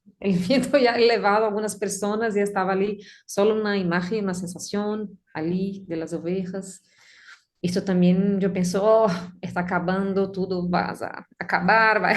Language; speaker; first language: Spanish; non-native, learner; Portuguese